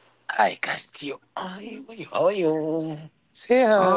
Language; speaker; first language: English; non-native, learner; Arabic